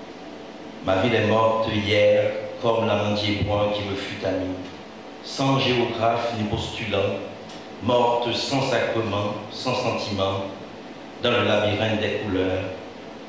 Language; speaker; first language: French; non-native, local second language; Haitian Creole